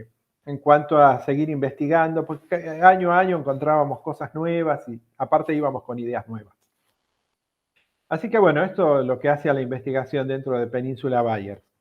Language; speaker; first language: Spanish; native; Spanish